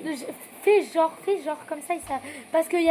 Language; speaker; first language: French; native; French